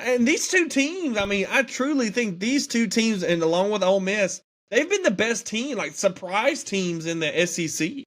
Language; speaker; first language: English; native; English